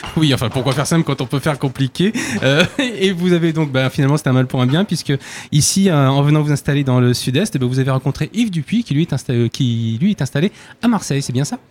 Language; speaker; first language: French; native; French